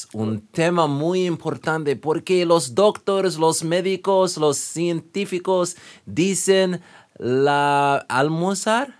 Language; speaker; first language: Spanish; non-native, learner; English